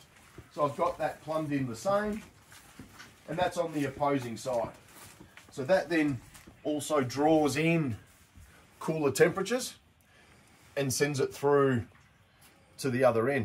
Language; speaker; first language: English; native; English